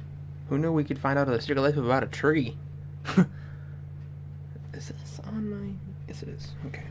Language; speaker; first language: English; native; English